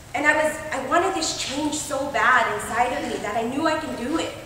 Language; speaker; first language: English; native; English